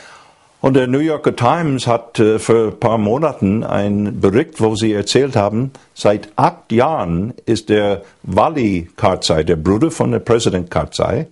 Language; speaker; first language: German; non-native, fluent; English